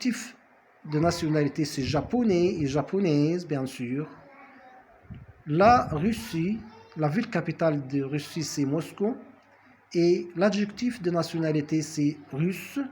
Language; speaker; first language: French; non-native, fluent; Arabic